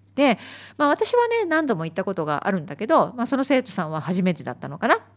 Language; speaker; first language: Japanese; native; Japanese